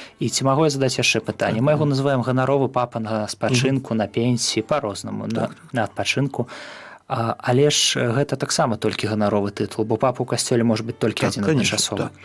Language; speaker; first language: Belarusian; native; Belarusian